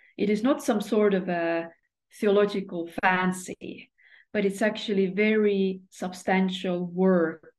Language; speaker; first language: English; non-native, fluent; Estonian